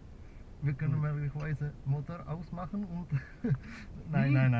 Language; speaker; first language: German; non-native, learner; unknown